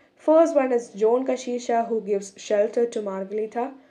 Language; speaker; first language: English; non-native, local second language; Malayalam